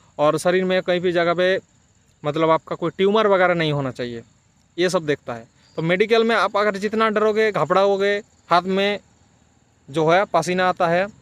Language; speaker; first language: Hindi; non-native, local second language; Bangla